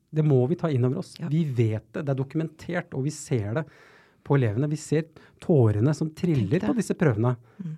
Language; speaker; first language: Norwegian; native; Norwegian